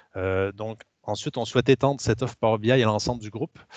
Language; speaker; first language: French; native; French